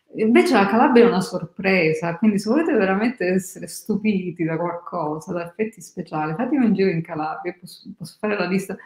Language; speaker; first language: Italian; native; Italian